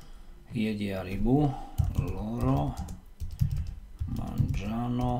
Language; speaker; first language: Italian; non-native, learner; Slovak